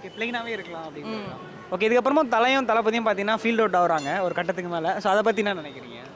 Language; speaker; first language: Tamil; native; Tamil